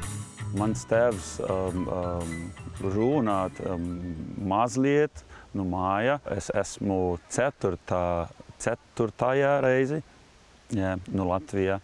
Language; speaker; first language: Latvian; non-native, learner; Portuguese